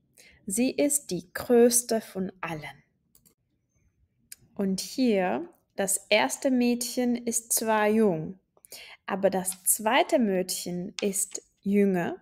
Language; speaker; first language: German; non-native, fluent; Czech